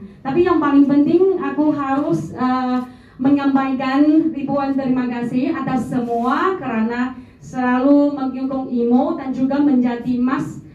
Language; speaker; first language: Indonesian; non-native, learner; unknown